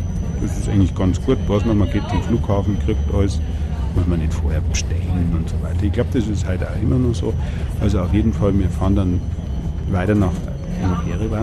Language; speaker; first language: German; native; German